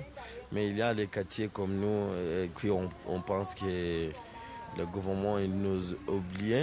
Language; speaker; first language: French; non-native, fluent; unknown